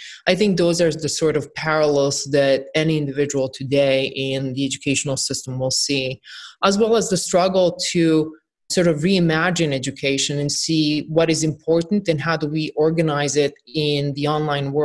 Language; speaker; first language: English; non-native, fluent; Bosnian